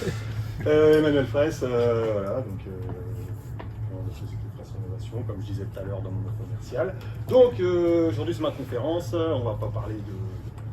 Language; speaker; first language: French; native; French